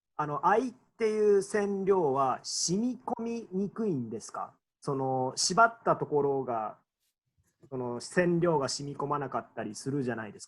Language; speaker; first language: Japanese; native; Japanese